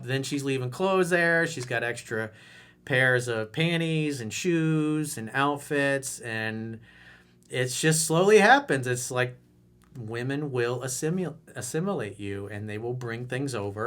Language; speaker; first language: English; native; English